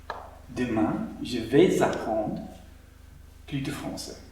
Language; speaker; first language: French; non-native, learner; English